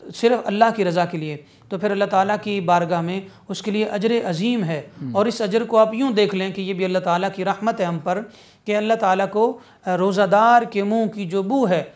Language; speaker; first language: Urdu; non-native, local second language; Punjabi